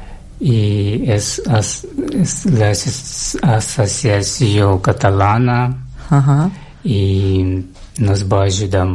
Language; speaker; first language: Catalan; non-native, learner; Russian